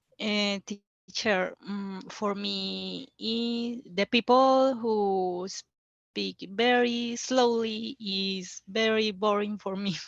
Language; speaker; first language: English; non-native, learner; Spanish